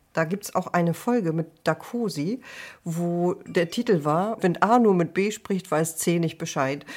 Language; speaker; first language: German; native; German